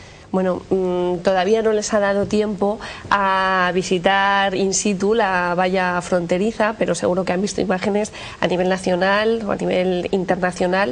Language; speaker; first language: Spanish; native; Spanish